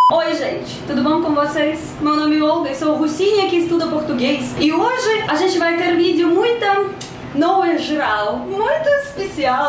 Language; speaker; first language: Portuguese; non-native, learner; Russian